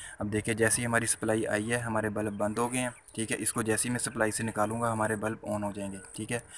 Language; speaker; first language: Urdu; non-native, local second language; Punjabi